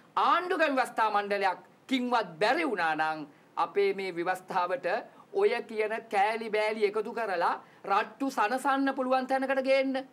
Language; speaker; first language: Sinhala; native; Sinhala